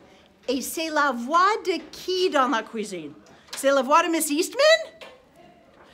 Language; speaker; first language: French; non-native, fluent; English